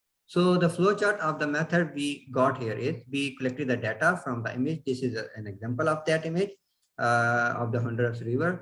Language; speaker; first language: English; non-native, fluent; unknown